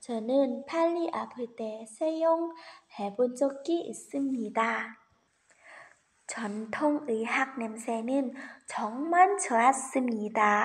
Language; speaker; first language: Korean; non-native, learner; Lao